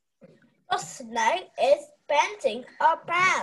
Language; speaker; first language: English; non-native, learner; Vietnamese